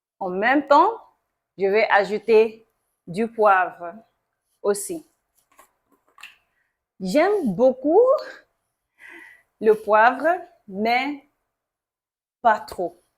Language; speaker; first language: French; non-native, local second language; Yoruba